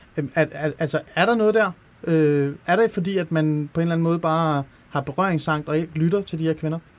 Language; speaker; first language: Danish; early bilingual, other home language; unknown